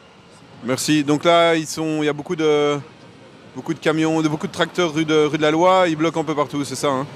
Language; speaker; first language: French; native; French